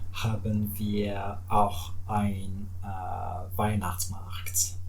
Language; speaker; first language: German; non-native, learner; French